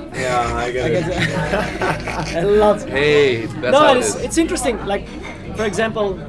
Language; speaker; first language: English; non-native, fluent; Dutch